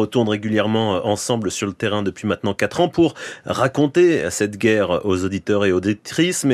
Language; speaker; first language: French; native; French